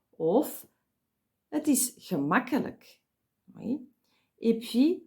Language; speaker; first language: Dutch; non-native, fluent; French